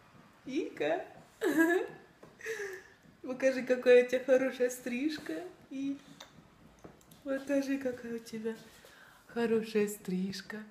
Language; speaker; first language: Russian; native; Russian